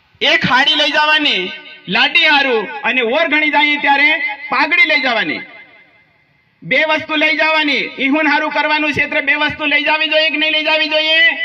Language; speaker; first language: Gujarati; non-native, local second language; Bhili